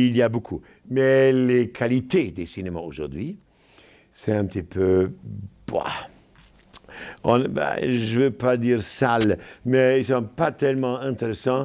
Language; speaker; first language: French; non-native, fluent; German